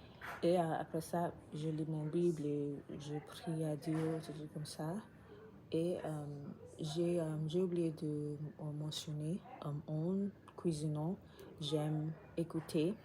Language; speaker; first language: French; non-native, learner; English